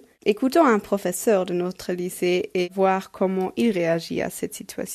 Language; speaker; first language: French; non-native, local second language; Luxembourgish